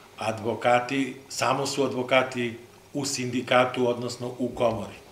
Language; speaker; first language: Serbian; native; Serbian